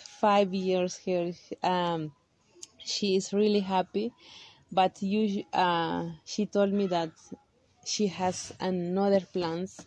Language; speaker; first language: English; non-native, local second language; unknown